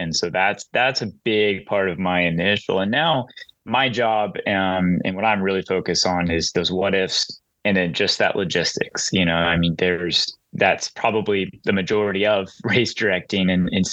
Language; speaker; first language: English; native; English